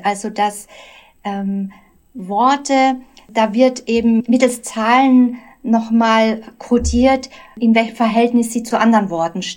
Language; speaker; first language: German; native; German